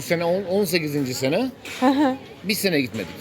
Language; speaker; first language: Turkish; native; Turkish